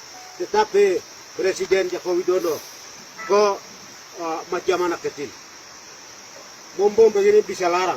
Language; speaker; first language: Indonesian; non-native, local second language; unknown